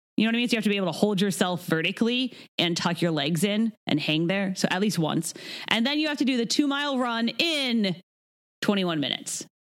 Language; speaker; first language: English; native; English